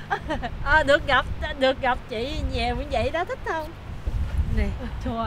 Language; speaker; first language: Korean; non-native, fluent; Vietnamese